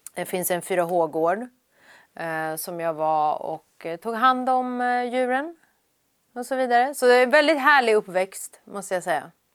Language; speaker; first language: Swedish; early bilingual, other home language; Persian